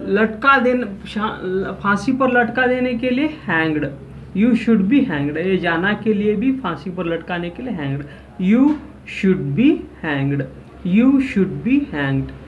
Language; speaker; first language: Hindi; non-native, local second language; Marathi